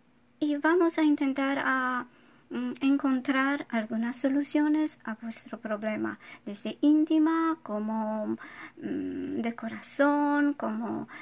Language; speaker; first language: Spanish; non-native, fluent; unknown